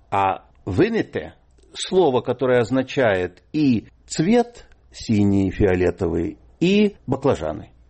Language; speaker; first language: Russian; native; Russian